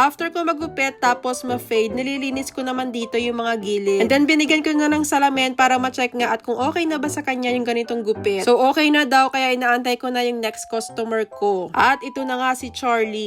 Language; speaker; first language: Filipino; native; Filipino